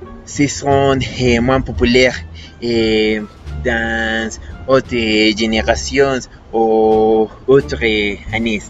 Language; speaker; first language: French; non-native, learner; Spanish